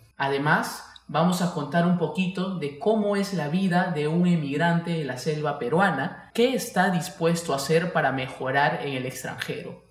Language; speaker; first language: Spanish; native; Spanish